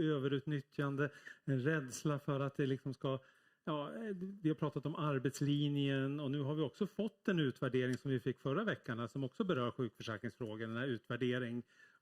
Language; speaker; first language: Swedish; native; Swedish